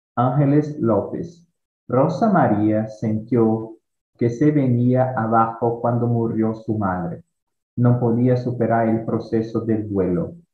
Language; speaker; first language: Spanish; non-native, fluent; Portuguese